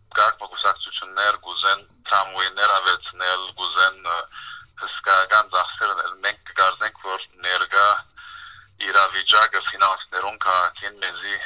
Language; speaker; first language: Armenian; early bilingual, heritage; Armenian